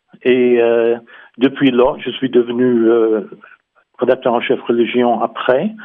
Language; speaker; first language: French; non-native, fluent; English